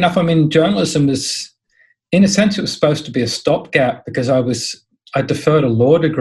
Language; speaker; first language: English; native; English